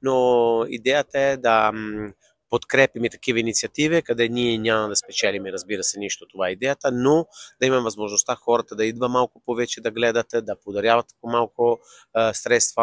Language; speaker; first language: Bulgarian; non-native, fluent; Italian